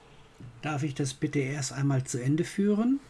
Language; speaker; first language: German; non-native, fluent; English